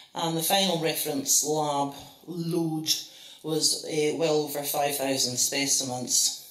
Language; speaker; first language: English; native; English